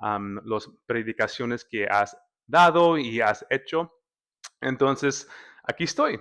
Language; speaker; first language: Spanish; early bilingual, heritage; Spanish